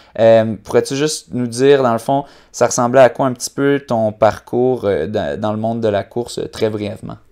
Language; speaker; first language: French; native; French